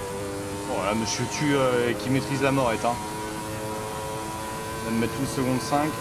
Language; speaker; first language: French; native; French